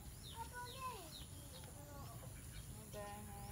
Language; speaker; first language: Italian; non-native, learner; Filipino